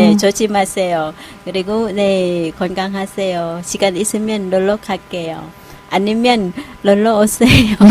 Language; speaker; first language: Korean; non-native, learner; Thai